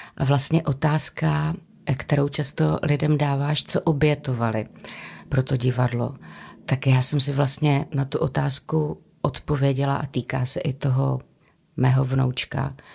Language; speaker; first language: Czech; native; Czech